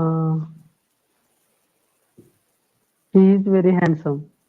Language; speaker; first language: English; non-native, learner; Telugu